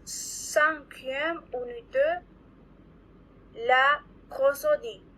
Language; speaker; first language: French; non-native, learner; Spanish